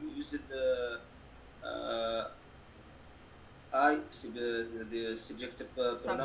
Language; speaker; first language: English; non-native, learner; French